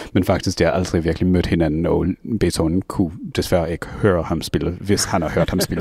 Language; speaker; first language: Danish; non-native, fluent; English